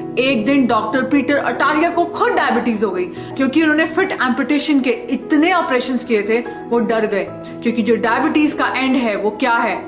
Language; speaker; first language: Hindi; native; Hindi